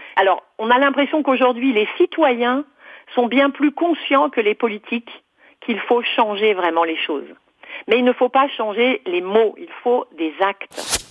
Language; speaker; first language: French; native; French